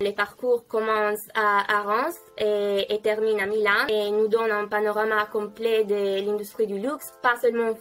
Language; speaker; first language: French; non-native, fluent; Italian